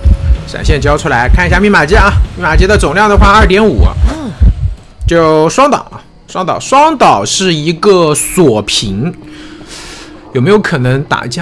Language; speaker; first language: Chinese; native; Chinese